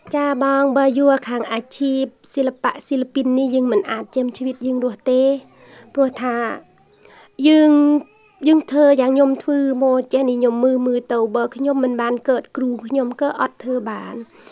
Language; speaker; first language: Khmer; native; Khmer